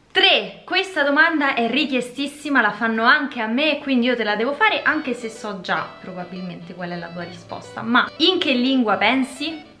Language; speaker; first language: Italian; native; Italian